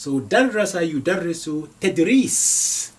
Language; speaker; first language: Arabic; non-native, fluent; Yoruba